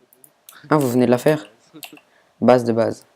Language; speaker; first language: French; native; French